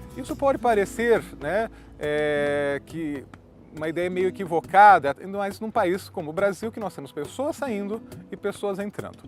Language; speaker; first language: Portuguese; native; Portuguese